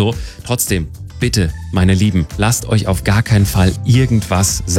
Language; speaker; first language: German; native; German